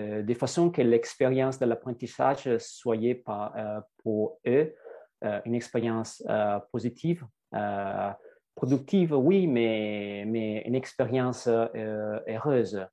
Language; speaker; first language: French; non-native, fluent; Italian